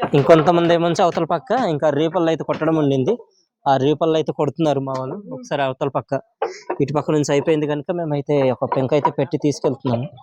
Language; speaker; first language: Telugu; non-native, local second language; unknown